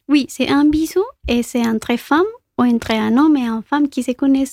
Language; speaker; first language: French; non-native, fluent; Spanish